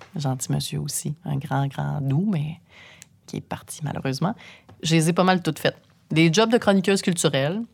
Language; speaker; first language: French; native; French